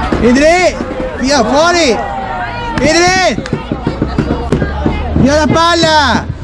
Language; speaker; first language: Italian; native; Italian